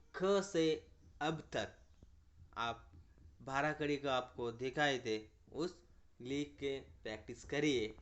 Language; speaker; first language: Hindi; non-native, local second language; Kannada